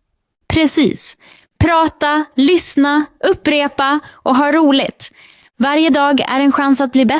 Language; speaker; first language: Swedish; non-native, fluent; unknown